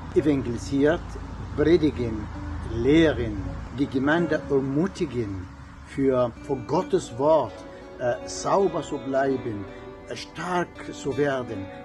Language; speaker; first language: German; non-native, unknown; Arabic